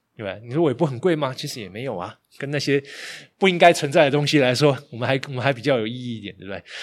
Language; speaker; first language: Chinese; native; Chinese